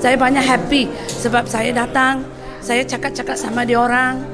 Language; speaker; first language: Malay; non-native, local second language; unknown